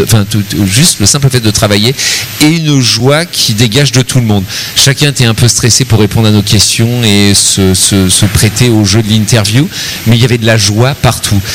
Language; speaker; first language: French; native; French